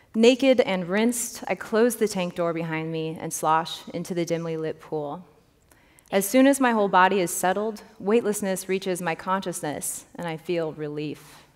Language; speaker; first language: English; native; English